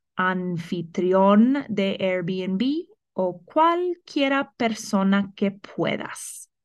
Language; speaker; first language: Spanish; non-native, fluent; English